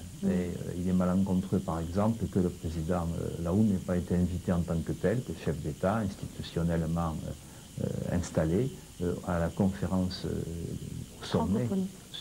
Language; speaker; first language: French; native; French